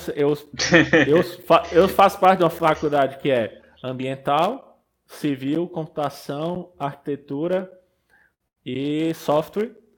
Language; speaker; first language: Portuguese; native; Portuguese